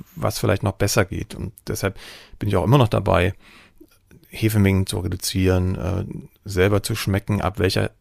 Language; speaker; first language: German; native; German